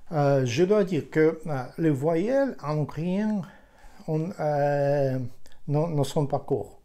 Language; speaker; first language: French; non-native, fluent; Ukrainian